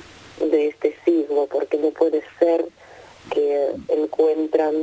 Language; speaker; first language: Spanish; non-native, fluent; Ukrainian